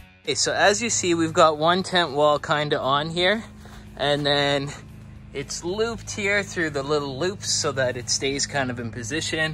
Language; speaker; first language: English; native; English